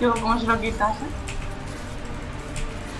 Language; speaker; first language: Spanish; native; Spanish